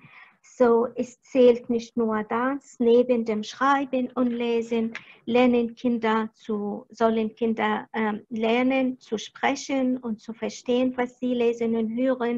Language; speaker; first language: German; non-native, fluent; Arabic